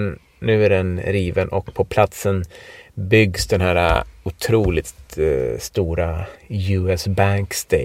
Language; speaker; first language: Swedish; native; Swedish